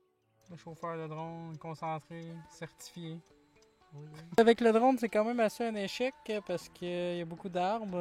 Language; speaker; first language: French; native; French